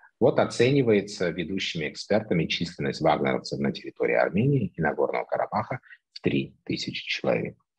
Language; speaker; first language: Russian; native; Russian